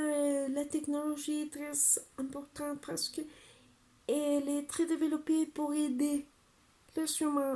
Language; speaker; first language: French; non-native, learner; Spanish